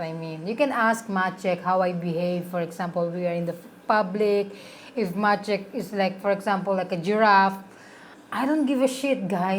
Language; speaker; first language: English; non-native, local second language; Cebuano